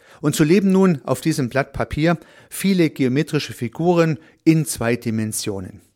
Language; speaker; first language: German; native; German